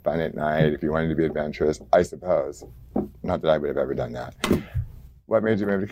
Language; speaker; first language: English; native; English